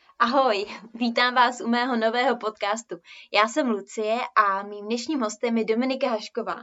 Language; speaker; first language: Czech; native; Czech